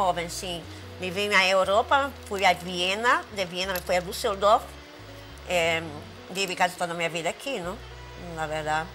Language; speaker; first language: Spanish; non-native, fluent; Portuguese